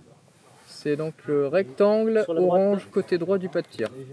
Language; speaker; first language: French; native; French